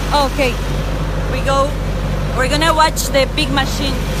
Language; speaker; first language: English; non-native, fluent; Spanish